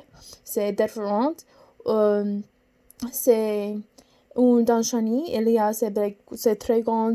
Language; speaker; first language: French; non-native, learner; English